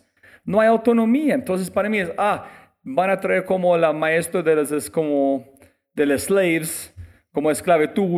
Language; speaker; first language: Spanish; non-native, fluent; English